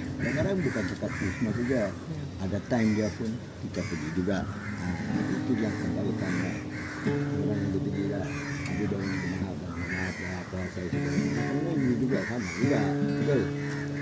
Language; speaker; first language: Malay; non-native, local second language; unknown